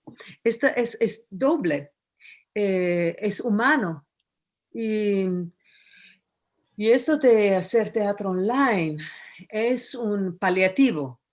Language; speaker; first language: Spanish; non-native, fluent; Italian